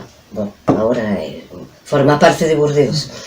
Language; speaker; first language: Spanish; non-native, fluent; French